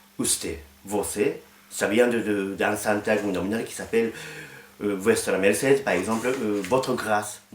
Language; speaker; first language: French; non-native, fluent; Japanese